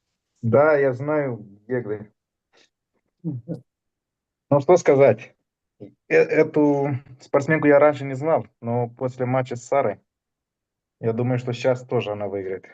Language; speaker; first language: Russian; non-native, fluent; Romanian